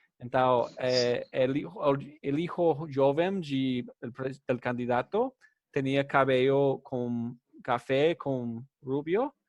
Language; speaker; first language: Spanish; non-native, fluent; English